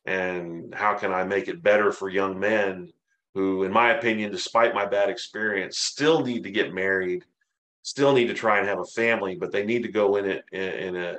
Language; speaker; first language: English; native; English